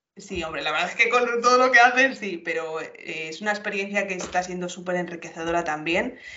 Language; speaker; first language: Spanish; native; Spanish